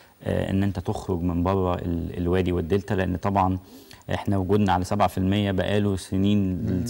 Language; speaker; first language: Arabic; native; Arabic